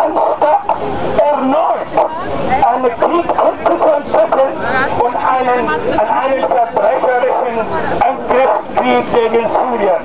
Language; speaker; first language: German; non-native, fluent; Arabic